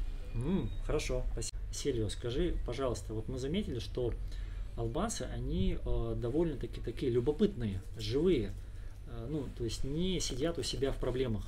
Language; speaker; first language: Russian; native; Russian